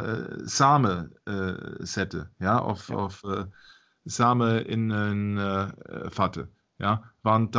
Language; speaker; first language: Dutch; non-native, learner; German